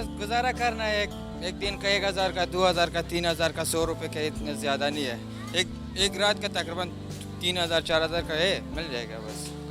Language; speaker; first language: Hindi; non-native, learner; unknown